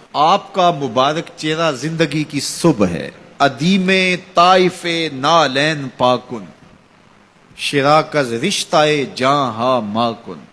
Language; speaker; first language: Urdu; non-native, local second language; Punjabi